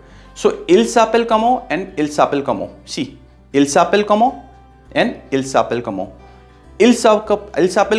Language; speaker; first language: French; non-native, fluent; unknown